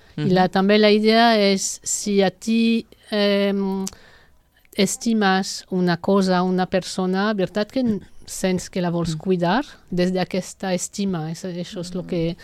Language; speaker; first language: Catalan; non-native, local second language; Spanish